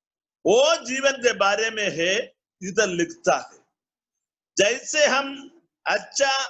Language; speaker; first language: Hindi; non-native, learner; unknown